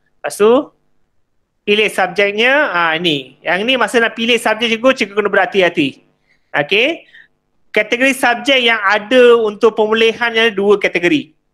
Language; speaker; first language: Malay; non-native, local second language; Tamil